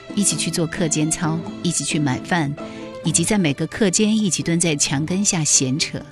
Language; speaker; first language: Chinese; native; Chinese